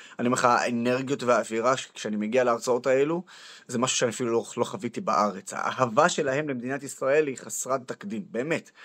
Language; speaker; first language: Hebrew; non-native, local second language; Arabic